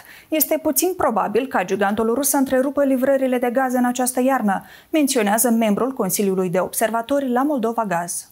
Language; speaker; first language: Romanian; native; Romanian